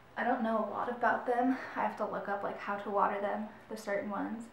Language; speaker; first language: English; native; English